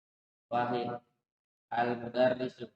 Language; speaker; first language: Arabic; non-native, fluent; Indonesian